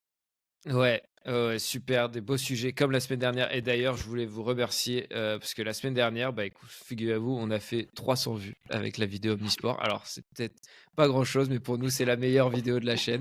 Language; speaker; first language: French; native; French